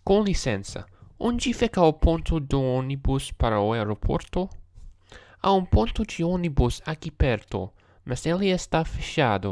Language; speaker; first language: Portuguese; non-native, learner; English